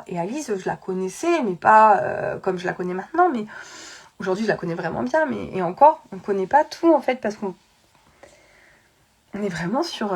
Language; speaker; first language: French; native; French